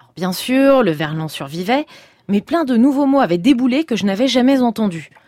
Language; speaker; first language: French; native; French